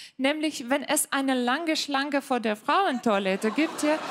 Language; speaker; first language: German; non-native, fluent; Ukrainian